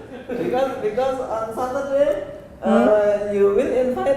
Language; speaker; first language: English; non-native, learner; Indonesian